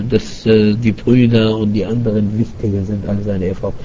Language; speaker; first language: German; non-native, fluent; Arabic